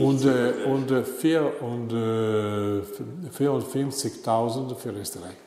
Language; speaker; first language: German; non-native, learner; Italian